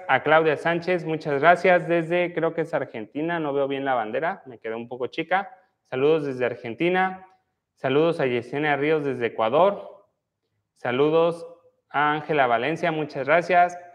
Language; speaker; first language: Spanish; native; Spanish